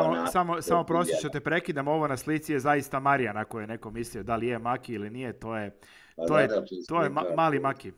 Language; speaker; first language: Croatian; native; Croatian